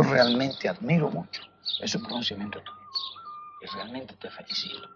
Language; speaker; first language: Spanish; native; Spanish